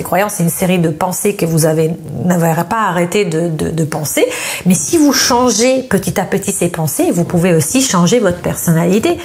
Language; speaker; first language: French; non-native, fluent; Italian